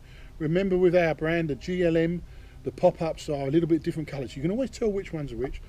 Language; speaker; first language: English; native; English